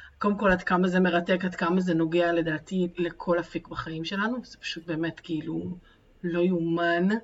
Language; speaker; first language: Hebrew; native; Hebrew